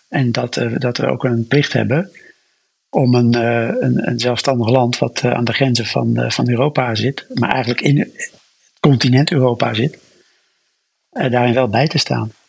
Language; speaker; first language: Dutch; native; Dutch